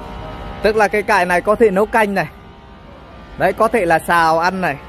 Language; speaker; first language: Vietnamese; native; Vietnamese